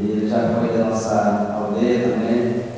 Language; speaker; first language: Portuguese; non-native, local second language; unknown